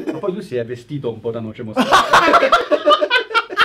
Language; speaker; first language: Italian; native; Italian